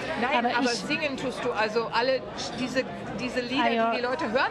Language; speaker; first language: German; native; German